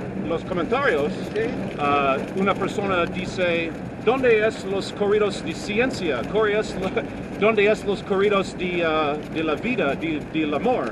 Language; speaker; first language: Spanish; non-native, learner; English